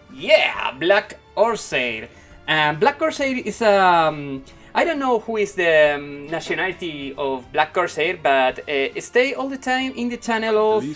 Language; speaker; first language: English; non-native, learner; Spanish